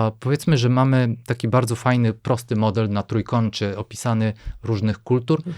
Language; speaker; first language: Polish; non-native, fluent; Bulgarian